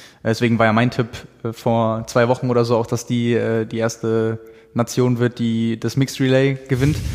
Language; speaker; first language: German; native; German